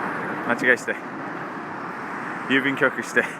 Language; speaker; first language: Japanese; non-native, learner; English